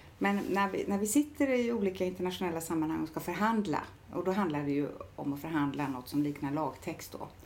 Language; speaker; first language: Swedish; native; Swedish